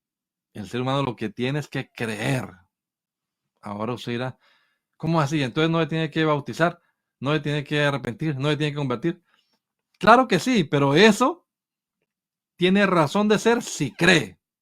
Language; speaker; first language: Spanish; native; Spanish